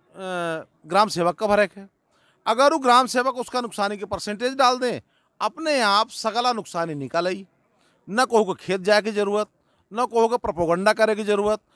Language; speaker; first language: Hindi; native; Hindi